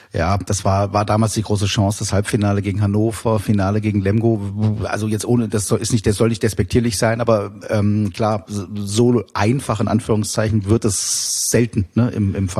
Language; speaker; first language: German; native; German